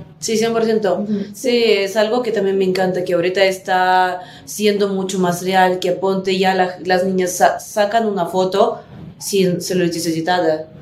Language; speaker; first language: Spanish; non-native, fluent; Russian